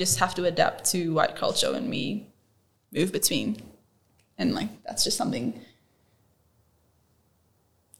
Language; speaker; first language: English; non-native, local second language; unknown